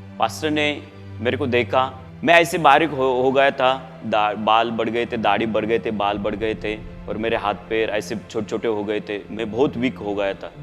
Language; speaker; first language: Hindi; non-native, local second language; Marathi